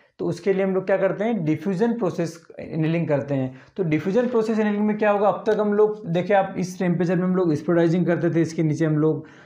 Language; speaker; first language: Hindi; native; Hindi